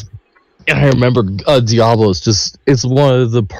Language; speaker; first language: English; native; English